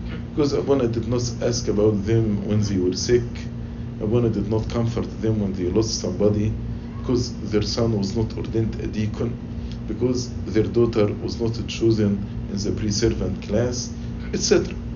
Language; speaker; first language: English; non-native, fluent; Arabic